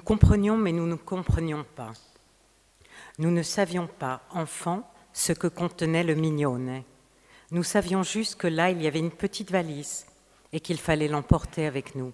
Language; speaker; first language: French; native; French